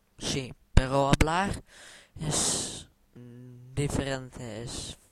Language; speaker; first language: Spanish; non-native, learner; Dutch